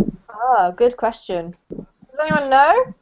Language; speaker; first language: English; native; English